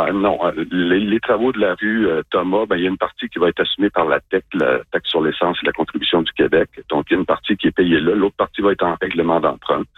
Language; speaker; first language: French; native; French